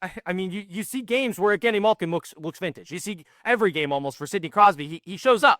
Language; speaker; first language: English; native; English